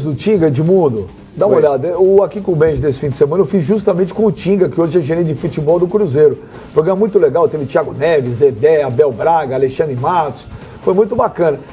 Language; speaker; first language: Portuguese; native; Portuguese